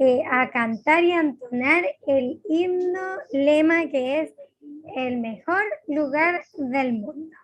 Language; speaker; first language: Spanish; native; Spanish